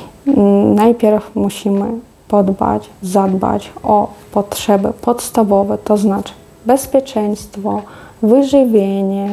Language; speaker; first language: Polish; non-native, fluent; Russian